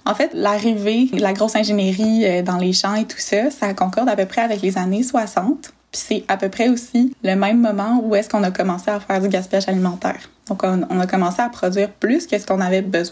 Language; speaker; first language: French; native; French